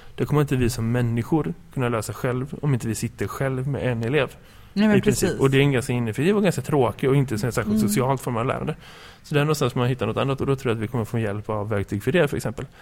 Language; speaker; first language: Swedish; native; Swedish